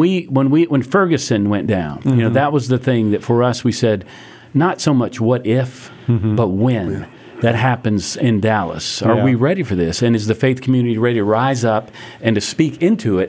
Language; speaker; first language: English; native; English